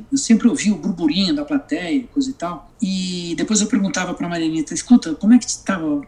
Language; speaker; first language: Portuguese; native; Portuguese